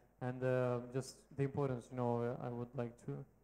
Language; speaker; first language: English; non-native, fluent; Russian